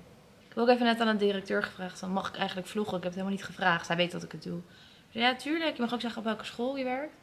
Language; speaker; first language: Dutch; native; Dutch